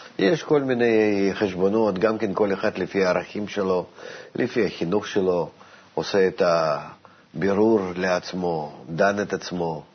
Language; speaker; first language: Hebrew; non-native, fluent; Russian